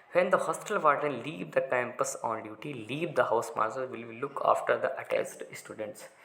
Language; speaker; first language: English; non-native, local second language; Hindi